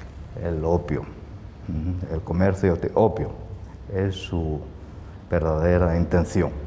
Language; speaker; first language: Spanish; non-native, fluent; Chinese